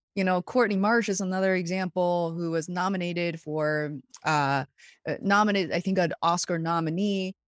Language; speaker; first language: English; non-native, fluent; Chinese